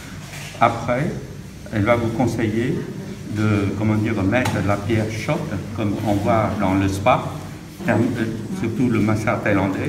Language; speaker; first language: French; non-native, fluent; Vietnamese